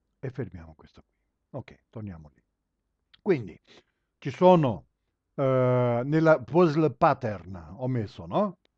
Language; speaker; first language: Italian; early bilingual, heritage; Italian